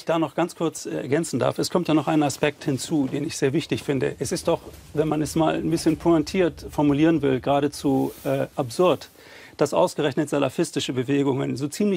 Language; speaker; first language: German; native; German